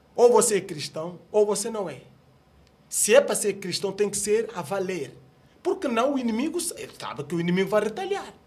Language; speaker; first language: Portuguese; non-native, local second language; Upper Guinea Crioulo